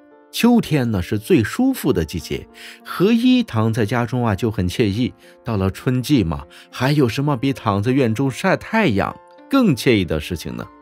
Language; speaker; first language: Chinese; native; Chinese